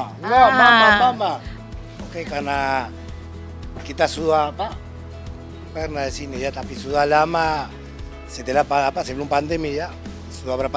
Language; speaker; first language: Indonesian; non-native, fluent; Spanish